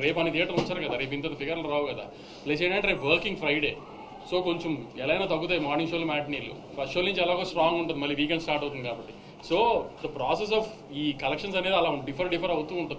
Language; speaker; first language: Telugu; native; Telugu